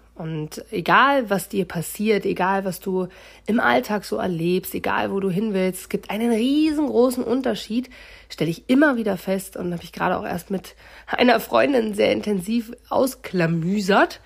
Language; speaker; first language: German; native; German